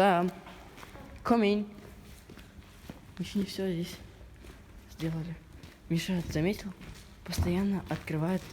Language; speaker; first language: Russian; native; Russian